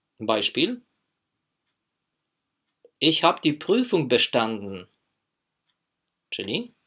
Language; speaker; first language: German; non-native, fluent; Polish